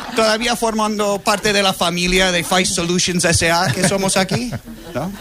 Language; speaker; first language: Spanish; non-native, fluent; English